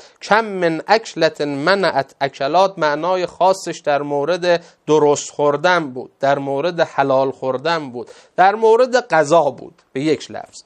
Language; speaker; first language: Persian; native; Persian